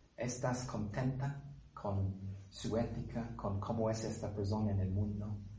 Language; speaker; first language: Spanish; non-native, fluent; English